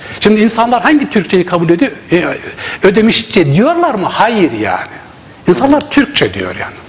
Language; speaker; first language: Turkish; non-native, local second language; Zaza